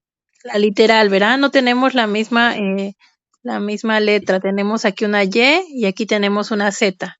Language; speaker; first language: Spanish; native; Spanish